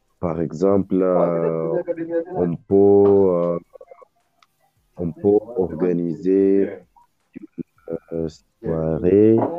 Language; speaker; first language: French; non-native, learner; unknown